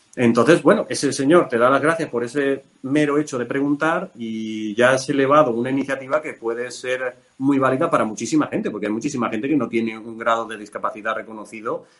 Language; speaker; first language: Spanish; native; Spanish